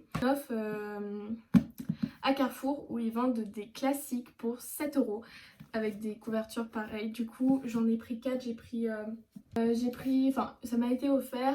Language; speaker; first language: French; native; French